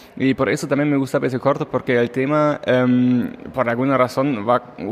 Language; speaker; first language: Spanish; non-native, fluent; German